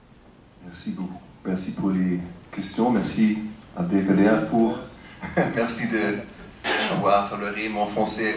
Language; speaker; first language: French; non-native, fluent; German